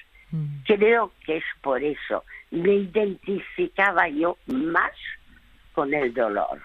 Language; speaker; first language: Spanish; early bilingual, other home language; French